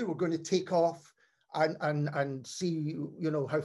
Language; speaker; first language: English; native; English